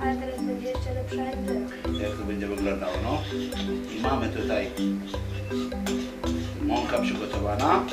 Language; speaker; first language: Polish; non-native, fluent; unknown